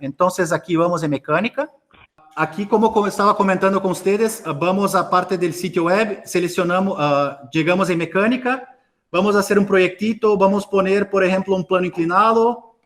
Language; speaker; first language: Spanish; non-native, fluent; Portuguese